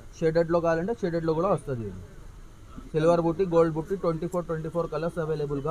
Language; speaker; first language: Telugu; non-native, local second language; Urdu